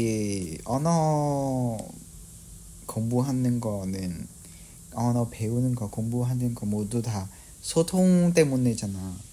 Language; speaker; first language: Korean; non-native, fluent; Vietnamese